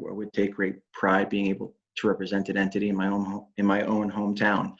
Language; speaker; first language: English; native; English